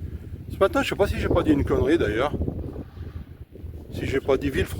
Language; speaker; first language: French; native; French